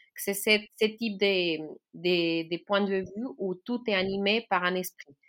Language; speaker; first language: French; non-native, fluent; Spanish